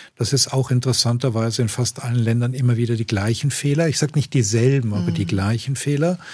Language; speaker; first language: German; native; German